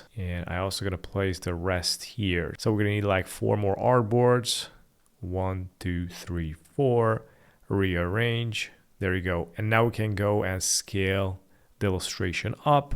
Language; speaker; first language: English; non-native, fluent; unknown